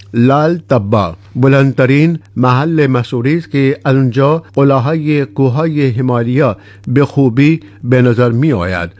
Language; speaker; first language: Persian; non-native, fluent; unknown